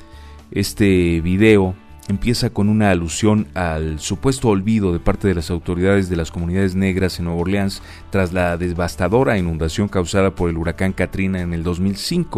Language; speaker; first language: Spanish; native; Spanish